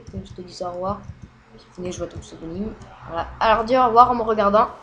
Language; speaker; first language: French; native; French